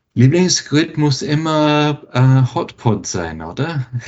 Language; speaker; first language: German; non-native, fluent; English